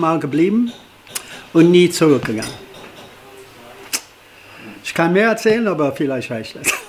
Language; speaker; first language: German; non-native, fluent; English